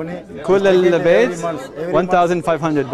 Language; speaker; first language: Arabic; non-native, learner; English